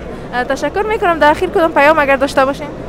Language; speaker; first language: Persian; native; Persian